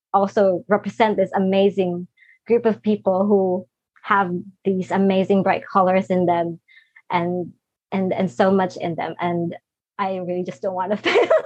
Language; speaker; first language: English; non-native, local second language; Filipino